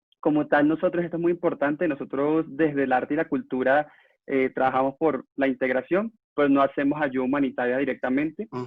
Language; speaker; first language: Spanish; native; Spanish